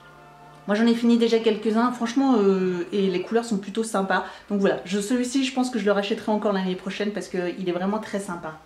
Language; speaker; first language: French; native; French